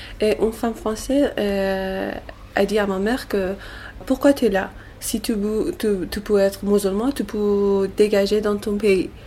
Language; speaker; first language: French; non-native, learner; Persian